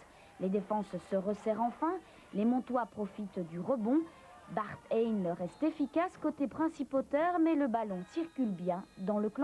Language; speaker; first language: French; native; French